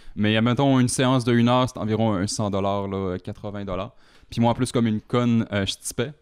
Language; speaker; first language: French; native; French